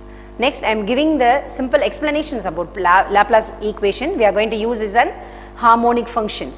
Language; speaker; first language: English; non-native, local second language; Tamil